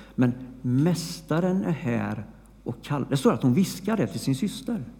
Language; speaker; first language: Swedish; native; Swedish